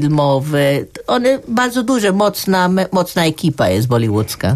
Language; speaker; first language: Polish; non-native, fluent; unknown